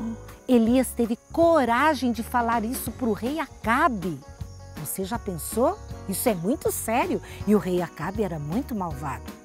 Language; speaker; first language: Portuguese; native; Portuguese